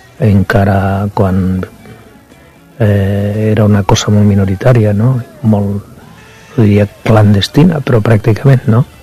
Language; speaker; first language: Catalan; non-native, local second language; Spanish